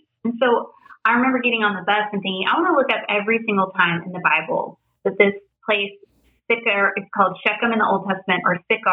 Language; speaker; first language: English; native; English